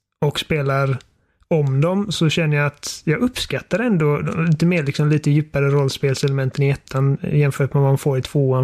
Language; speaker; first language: Swedish; native; Swedish